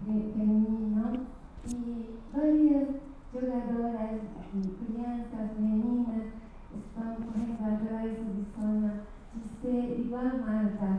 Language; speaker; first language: Portuguese; non-native, learner; Japanese